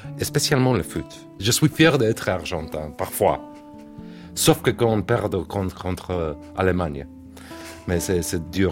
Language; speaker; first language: French; non-native, learner; English